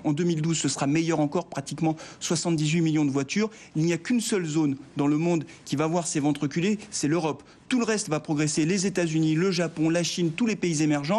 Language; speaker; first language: French; native; French